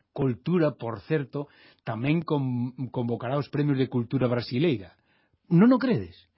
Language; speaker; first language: Galician; native; Galician